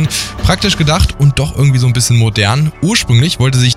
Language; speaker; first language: German; native; German